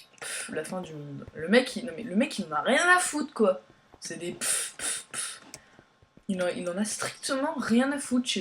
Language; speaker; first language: French; native; French